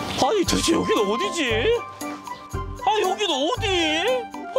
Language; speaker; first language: Korean; native; Korean